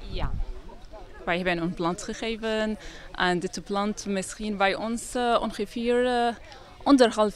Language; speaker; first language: Dutch; non-native, learner; Arabic